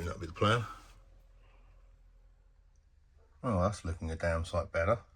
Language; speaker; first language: English; native; English